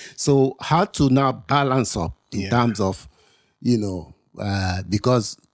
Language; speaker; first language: English; non-native, local second language; Yoruba